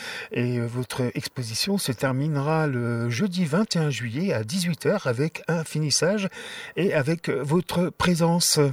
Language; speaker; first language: French; native; French